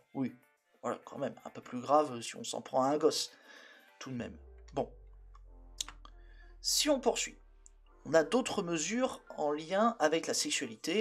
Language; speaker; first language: French; native; French